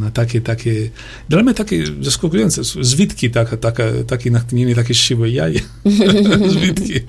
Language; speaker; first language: Polish; non-native, learner; Italian